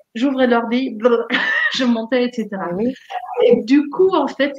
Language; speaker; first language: French; non-native, fluent; Dutch